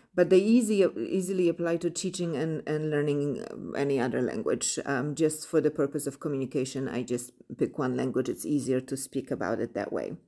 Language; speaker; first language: English; non-native, fluent; Polish